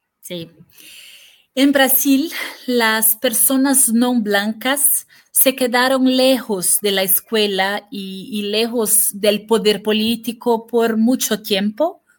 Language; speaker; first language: Spanish; non-native, fluent; Portuguese